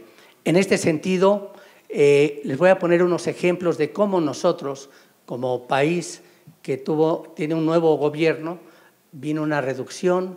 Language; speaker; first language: Spanish; native; Spanish